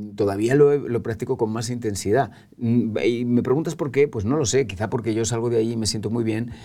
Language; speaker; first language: Spanish; native; Spanish